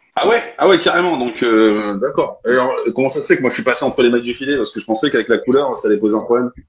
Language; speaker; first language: French; native; French